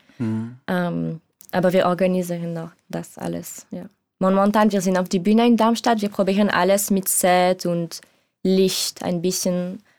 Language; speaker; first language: German; non-native, learner; French